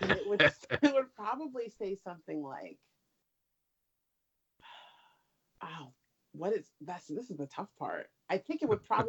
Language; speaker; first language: English; native; English